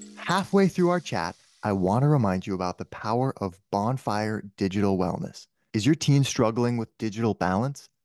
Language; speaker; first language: English; native; English